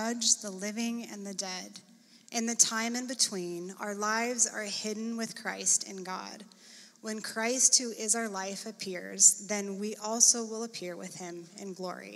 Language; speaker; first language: English; native; English